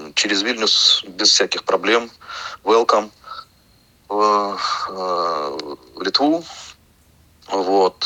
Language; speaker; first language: Russian; native; Russian